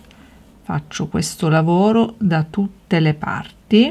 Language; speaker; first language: Italian; native; Italian